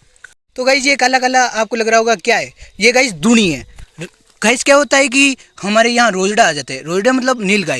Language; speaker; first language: Hindi; non-native, local second language; Rajasthani